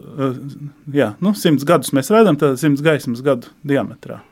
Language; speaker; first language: Latvian; native; Latvian